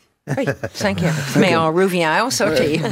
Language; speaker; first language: French; non-native, fluent; English